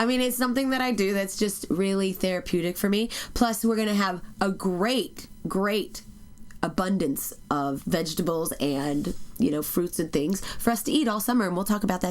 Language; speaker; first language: English; native; English